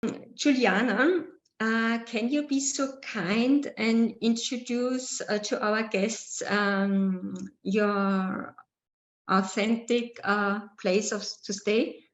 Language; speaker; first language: English; non-native, learner; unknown